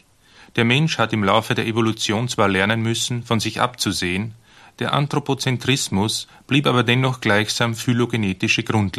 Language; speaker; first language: German; native; German